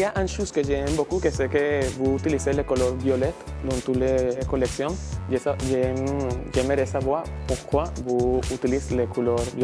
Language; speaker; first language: French; non-native, learner; Spanish